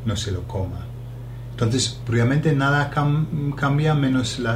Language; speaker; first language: Spanish; non-native, fluent; English